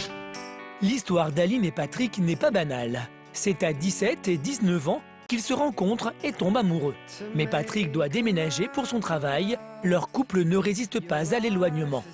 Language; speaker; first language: French; native; French